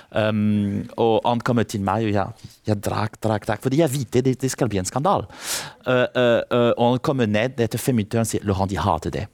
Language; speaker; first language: Norwegian; non-native, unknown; French